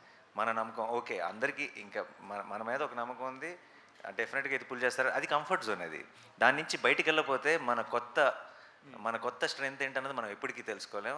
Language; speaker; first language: Telugu; native; Telugu